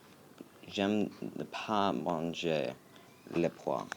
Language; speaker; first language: French; non-native, learner; English